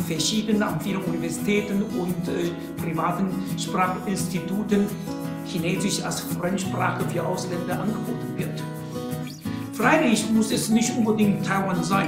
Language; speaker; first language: German; non-native, fluent; Chinese